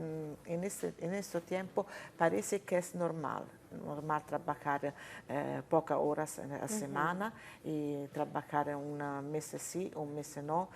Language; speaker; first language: Spanish; non-native, fluent; Italian